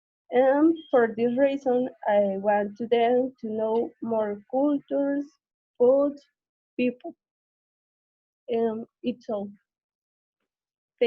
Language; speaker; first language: English; non-native, learner; Spanish